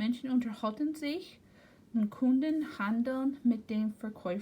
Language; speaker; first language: German; non-native, fluent; English